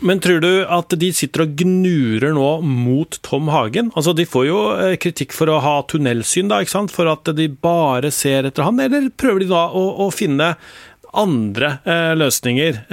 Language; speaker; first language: Norwegian; native; Norwegian